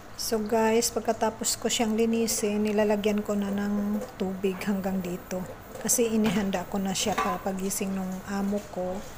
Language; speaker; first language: Filipino; non-native, local second language; Cebuano